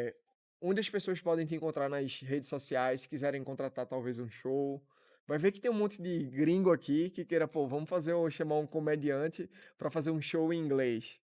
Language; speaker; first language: Portuguese; native; Portuguese